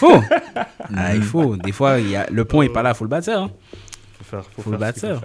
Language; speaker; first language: French; native; French